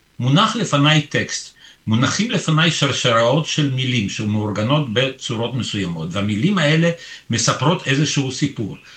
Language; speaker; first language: Hebrew; early bilingual, other home language; Polish